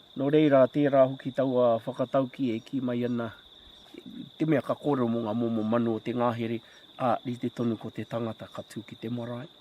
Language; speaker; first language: Māori; non-native, local second language; English